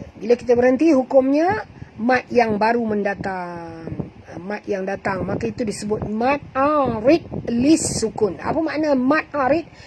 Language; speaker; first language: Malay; native; Malay